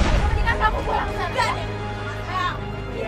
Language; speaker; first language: Indonesian; native; Indonesian